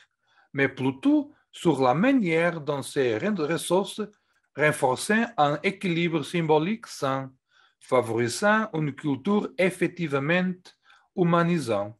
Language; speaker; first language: French; non-native, fluent; Portuguese